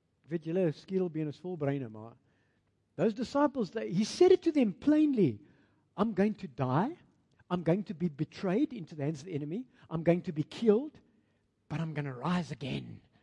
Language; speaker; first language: English; non-native, local second language; Afrikaans